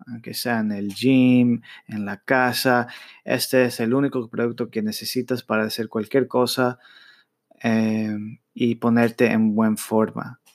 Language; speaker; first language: Spanish; early bilingual, heritage; Spanish